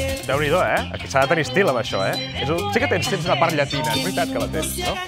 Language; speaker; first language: Catalan; native; Catalan